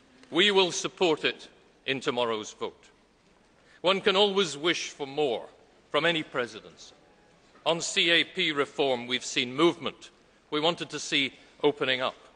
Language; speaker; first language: English; native; English